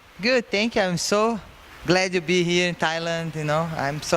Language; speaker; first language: English; non-native, learner; Portuguese